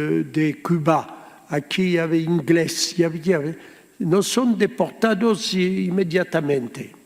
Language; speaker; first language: Spanish; early bilingual, heritage; French